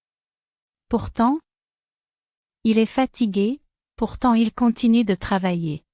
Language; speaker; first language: French; non-native, fluent; Spanish